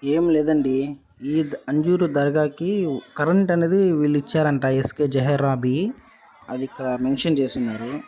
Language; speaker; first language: Telugu; non-native, local second language; Urdu